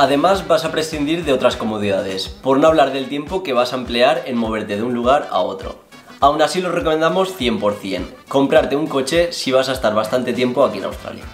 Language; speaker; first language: Spanish; native; Spanish